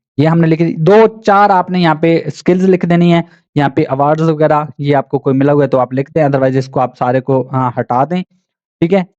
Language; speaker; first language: Urdu; non-native, local second language; Punjabi